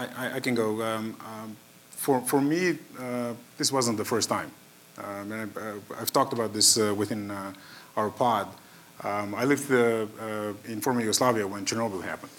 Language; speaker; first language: English; non-native, fluent; Macedonian